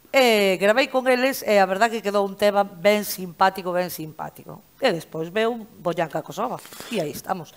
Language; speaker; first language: Galician; native; Galician